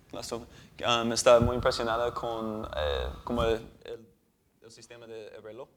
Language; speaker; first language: Spanish; non-native, fluent; English